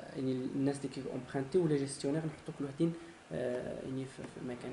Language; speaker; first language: Arabic; native; Arabic